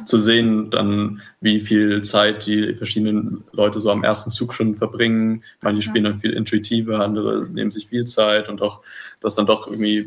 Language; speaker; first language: German; native; German